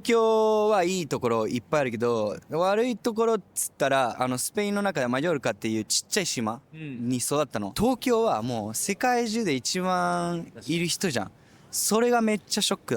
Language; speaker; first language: Japanese; early bilingual, heritage; Japanese